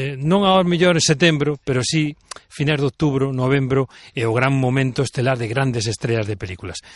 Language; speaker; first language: Galician; native; Galician